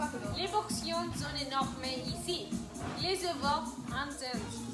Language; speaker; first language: French; non-native, learner; Spanish